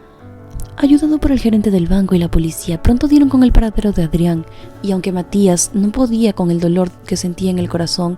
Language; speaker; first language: Spanish; native; Spanish